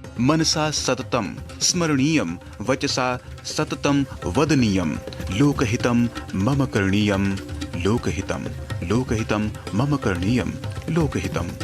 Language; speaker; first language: Hindi; native; Hindi